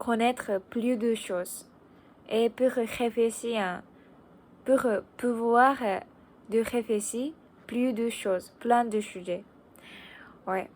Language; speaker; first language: French; non-native, learner; Japanese